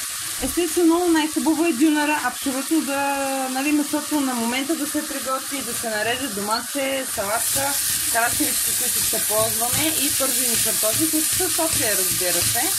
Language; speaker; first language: Bulgarian; native; Bulgarian